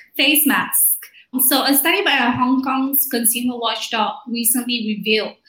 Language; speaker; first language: English; non-native, local second language; Malay